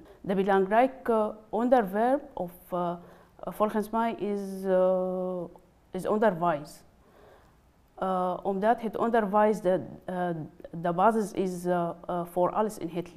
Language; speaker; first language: Dutch; non-native, learner; Arabic